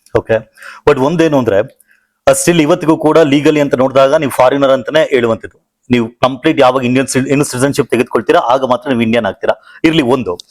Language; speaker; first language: Kannada; native; Kannada